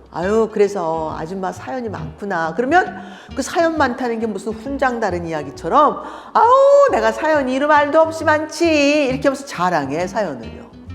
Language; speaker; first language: Korean; early bilingual, heritage; Korean